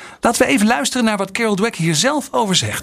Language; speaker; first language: Dutch; native; Dutch